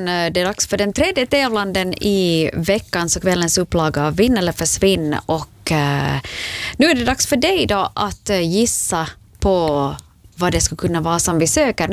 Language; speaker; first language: Swedish; native; Swedish